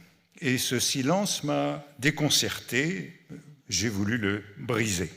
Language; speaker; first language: French; native; French